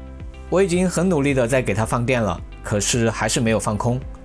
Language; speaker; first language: Chinese; native; Chinese